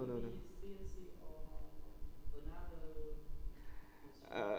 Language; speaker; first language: English; non-native, learner; Vietnamese